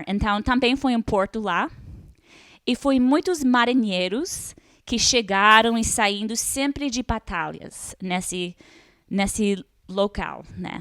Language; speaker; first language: Portuguese; non-native, fluent; English